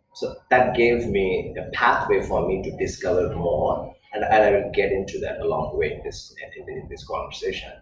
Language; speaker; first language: English; non-native, local second language; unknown